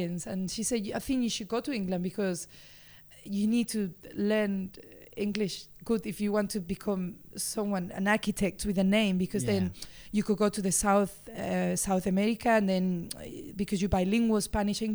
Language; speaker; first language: English; non-native, fluent; Spanish